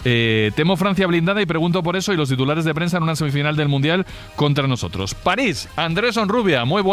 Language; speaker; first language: Spanish; native; Spanish